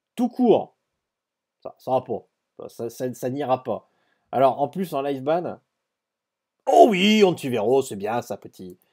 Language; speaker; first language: French; native; French